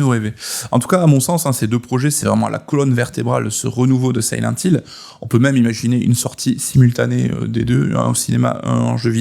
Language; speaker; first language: French; native; French